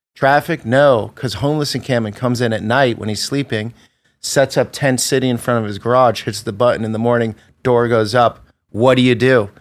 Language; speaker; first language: English; native; English